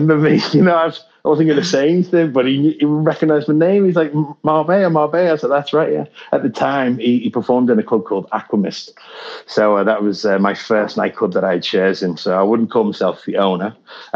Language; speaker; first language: English; native; English